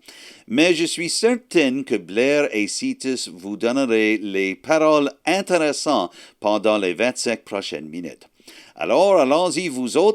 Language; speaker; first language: French; non-native, learner; English